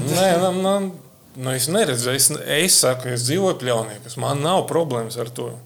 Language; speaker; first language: Latvian; non-native, local second language; Russian